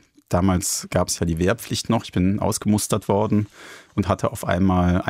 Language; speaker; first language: German; native; German